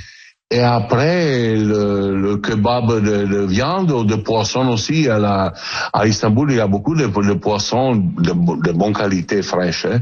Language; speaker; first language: French; non-native, learner; Italian